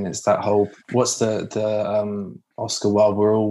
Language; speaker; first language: English; native; English